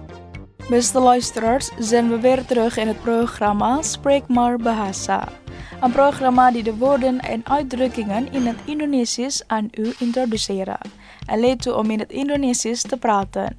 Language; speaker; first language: Dutch; non-native, learner; Indonesian